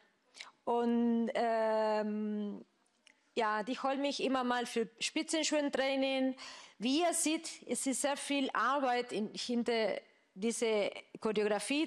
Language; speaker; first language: German; non-native, fluent; Spanish